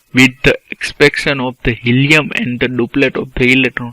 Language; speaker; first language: English; non-native, local second language; Gujarati